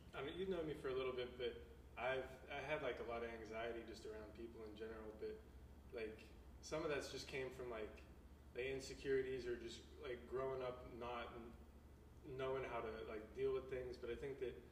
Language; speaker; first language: English; native; English